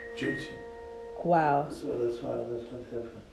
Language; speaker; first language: English; non-native, local second language; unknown